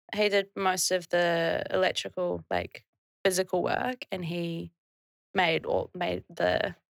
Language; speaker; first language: English; native; English